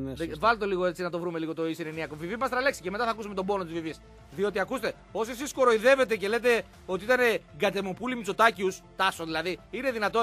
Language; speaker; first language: Greek; native; Greek